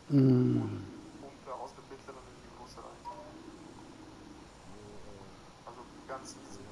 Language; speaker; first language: German; native; German